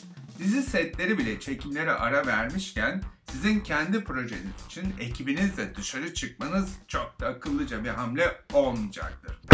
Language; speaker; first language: Turkish; native; Turkish